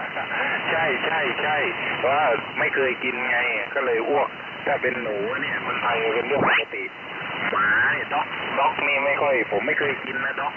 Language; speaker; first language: Thai; native; Thai